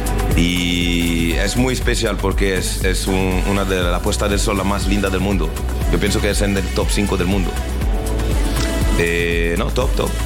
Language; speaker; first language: Spanish; non-native, learner; French